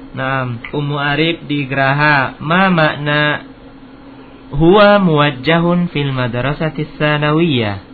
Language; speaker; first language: Arabic; non-native, fluent; Indonesian